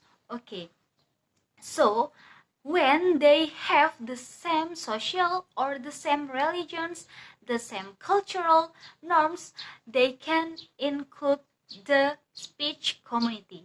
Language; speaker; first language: English; non-native, learner; Indonesian